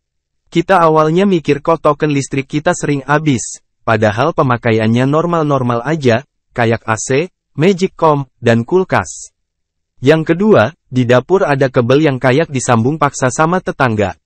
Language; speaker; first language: Indonesian; native; Indonesian